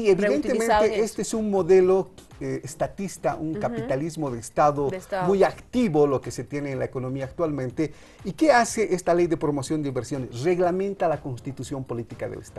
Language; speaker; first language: Spanish; native; Spanish